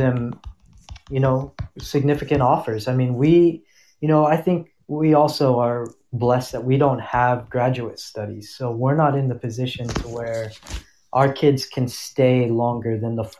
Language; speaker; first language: English; native; English